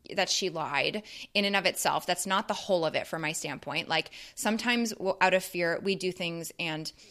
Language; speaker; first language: English; native; English